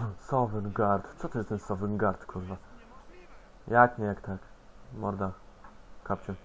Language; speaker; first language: Polish; native; Polish